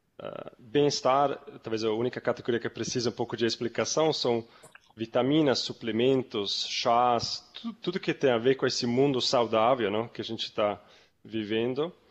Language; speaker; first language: Portuguese; non-native, fluent; German